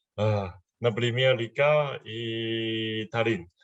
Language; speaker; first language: Russian; non-native, learner; Chinese